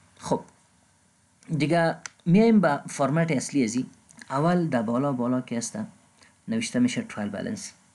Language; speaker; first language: Persian; non-native, local second language; Pashto